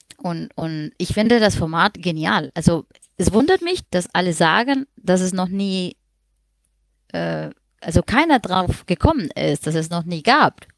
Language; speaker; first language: German; non-native, fluent; Spanish